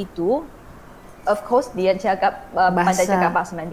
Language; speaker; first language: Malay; non-native, fluent; Chinese